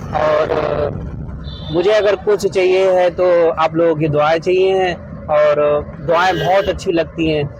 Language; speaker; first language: Hindi; native; Hindi